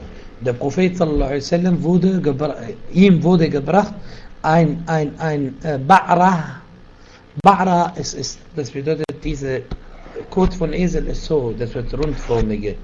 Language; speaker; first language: German; non-native, fluent; Arabic